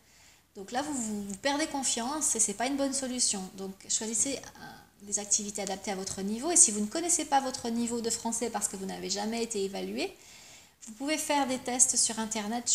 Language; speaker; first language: French; native; French